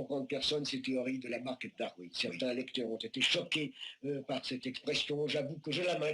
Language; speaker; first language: French; native; French